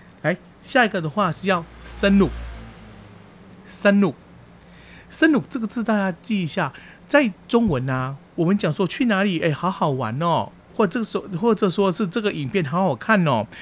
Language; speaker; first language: Chinese; early bilingual, heritage; Chinese